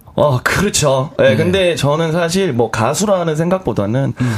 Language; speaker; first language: Korean; native; Korean